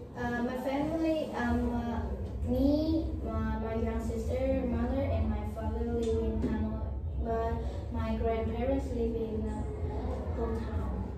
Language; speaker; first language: English; non-native, learner; Vietnamese